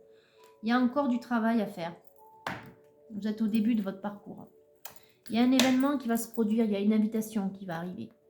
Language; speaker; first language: French; native; French